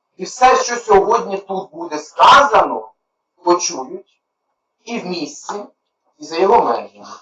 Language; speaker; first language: Ukrainian; native; Ukrainian